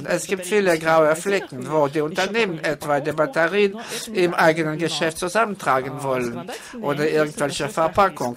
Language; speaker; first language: German; non-native, fluent; Russian